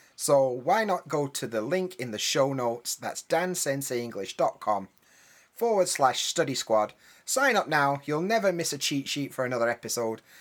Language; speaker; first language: English; native; English